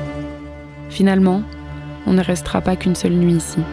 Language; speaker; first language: French; native; French